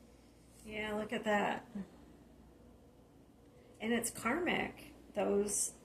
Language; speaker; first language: English; native; English